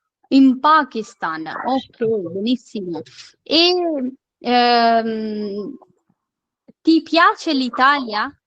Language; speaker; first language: Italian; non-native, fluent; Urdu